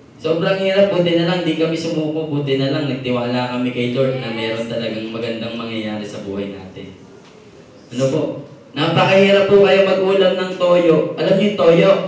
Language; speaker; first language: Filipino; native; Filipino